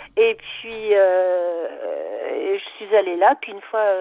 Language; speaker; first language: French; native; French